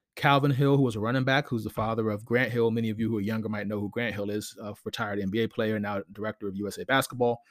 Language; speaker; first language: English; native; English